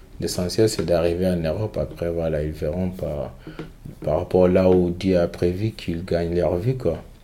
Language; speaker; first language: French; non-native, local second language; Fula